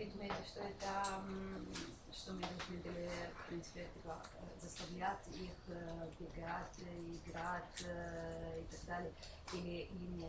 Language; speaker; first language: Russian; non-native, fluent; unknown